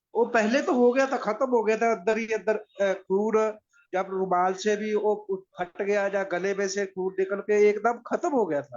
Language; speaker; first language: Hindi; non-native, local second language; Punjabi